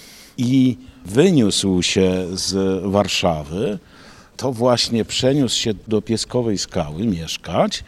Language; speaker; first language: Polish; native; Polish